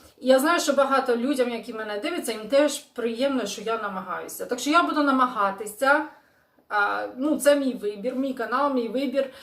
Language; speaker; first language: Ukrainian; non-native, local second language; Russian